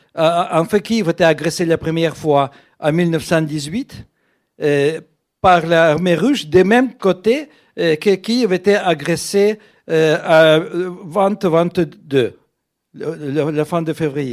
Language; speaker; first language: French; non-native, fluent; Russian